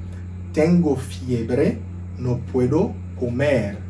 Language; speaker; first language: Spanish; non-native, fluent; Haitian Creole